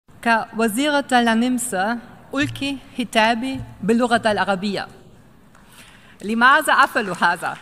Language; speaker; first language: Arabic; non-native, fluent; German